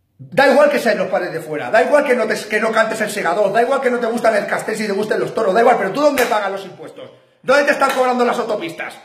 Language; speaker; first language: Spanish; native; Spanish